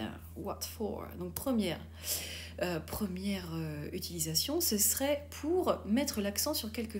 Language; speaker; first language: French; native; French